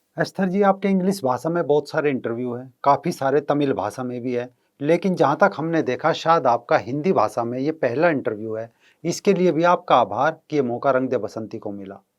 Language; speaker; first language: Hindi; native; Hindi